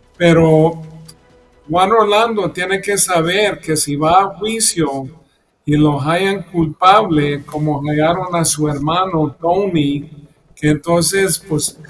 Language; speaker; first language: Spanish; early bilingual, heritage; Spanish